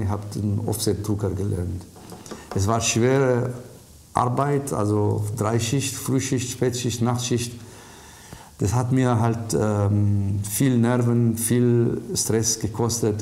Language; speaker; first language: German; non-native, fluent; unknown